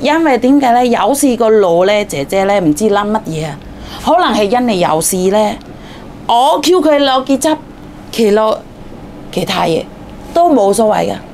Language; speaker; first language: Cantonese; non-native, fluent; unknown